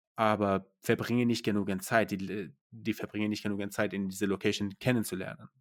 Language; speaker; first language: German; non-native, fluent; Persian